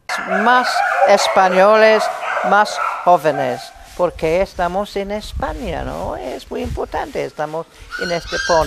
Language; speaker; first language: Spanish; non-native, fluent; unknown